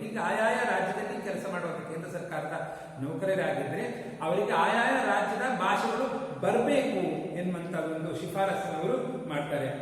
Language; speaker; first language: Kannada; native; Kannada